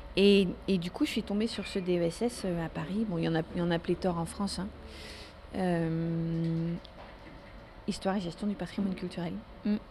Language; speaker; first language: French; non-native, fluent; Dutch